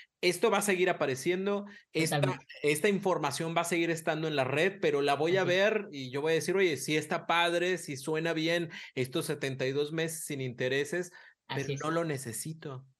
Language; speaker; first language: Spanish; native; Spanish